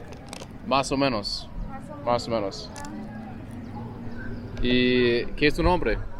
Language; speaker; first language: Spanish; non-native, learner; English